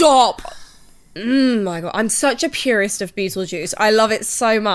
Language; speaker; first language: English; native; English